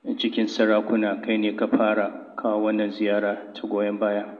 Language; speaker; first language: Hausa; native; Hausa